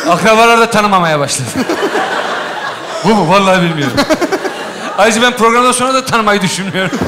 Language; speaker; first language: Turkish; native; Turkish